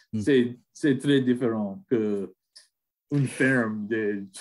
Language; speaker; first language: French; non-native, learner; English